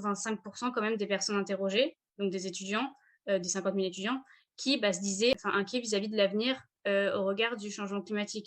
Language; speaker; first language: French; native; French